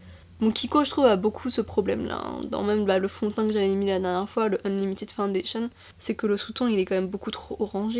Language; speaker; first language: French; native; French